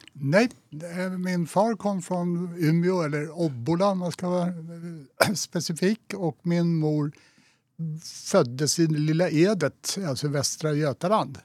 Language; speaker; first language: Swedish; native; Swedish